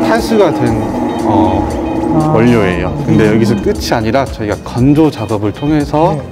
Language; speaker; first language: Korean; native; Korean